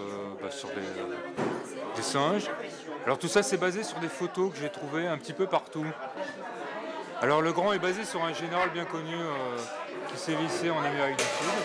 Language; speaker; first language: French; native; French